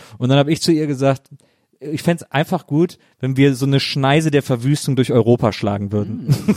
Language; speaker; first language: German; native; German